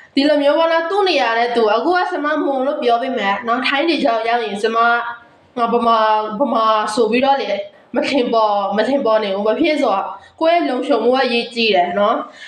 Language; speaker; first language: Burmese; non-native, local second language; Mon